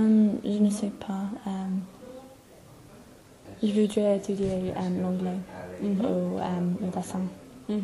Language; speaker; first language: French; non-native, learner; English